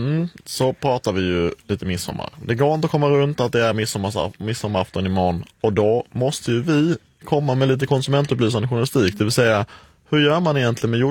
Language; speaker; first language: Swedish; native; Swedish